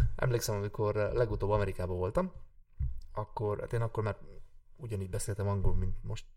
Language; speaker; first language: Hungarian; native; Hungarian